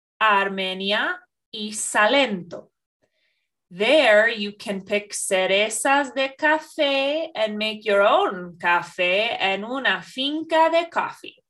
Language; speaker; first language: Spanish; non-native, fluent; English